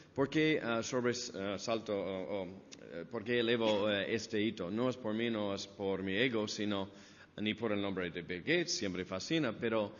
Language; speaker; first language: Spanish; non-native, fluent; English